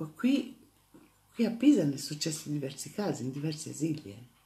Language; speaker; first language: Italian; native; Italian